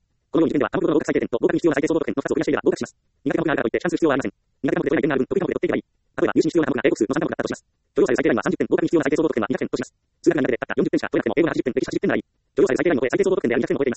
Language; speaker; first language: Japanese; native; Japanese